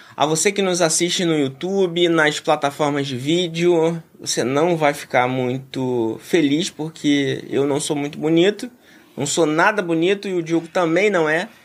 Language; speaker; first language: Portuguese; native; Portuguese